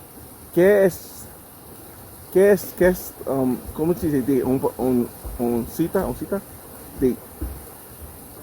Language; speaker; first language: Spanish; non-native, learner; English